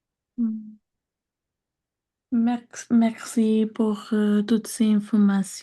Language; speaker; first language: French; non-native, learner; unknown